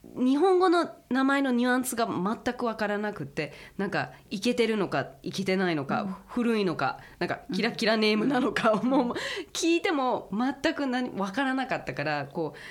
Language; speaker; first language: Japanese; early bilingual, heritage; Japanese